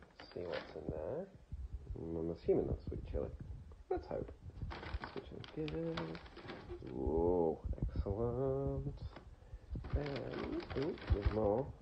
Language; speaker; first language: English; native; English